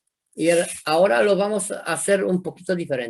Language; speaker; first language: Spanish; non-native, fluent; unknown